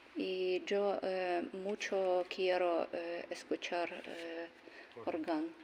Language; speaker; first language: Spanish; non-native, learner; Ukrainian